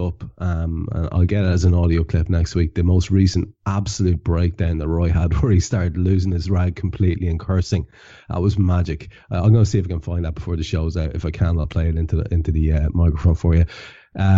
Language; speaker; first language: English; non-native, local second language; Irish